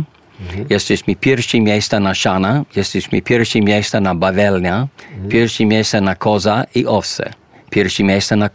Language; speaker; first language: Polish; early bilingual, heritage; English